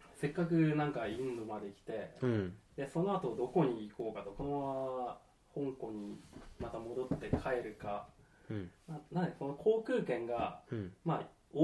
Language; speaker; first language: Japanese; native; Japanese